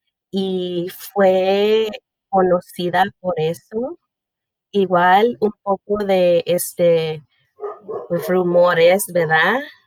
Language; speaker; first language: Spanish; early bilingual, heritage; Spanish